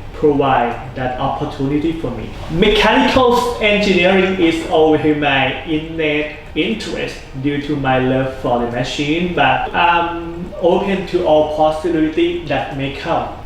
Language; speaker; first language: English; non-native, fluent; Thai